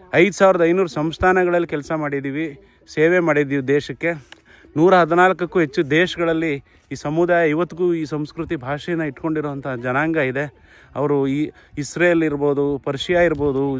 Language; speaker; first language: Kannada; non-native, local second language; Lambadi